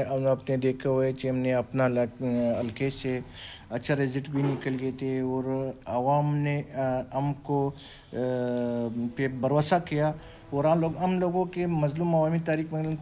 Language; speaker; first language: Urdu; non-native, local second language; Pashto